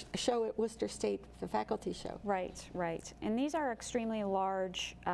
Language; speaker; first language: English; native; English